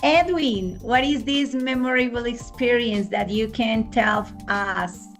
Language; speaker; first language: English; non-native, fluent; Spanish